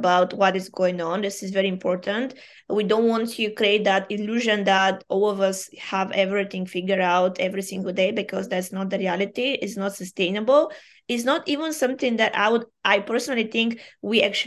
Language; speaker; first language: English; non-native, fluent; Bulgarian